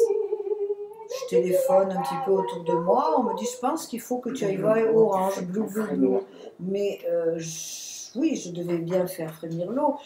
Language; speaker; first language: French; native; French